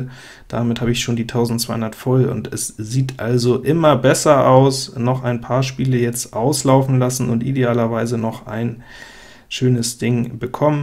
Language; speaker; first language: German; native; German